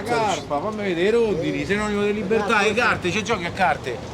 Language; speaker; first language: Italian; native; Italian